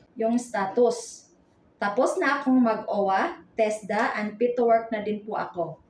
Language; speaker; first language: Filipino; non-native, local second language; Cebuano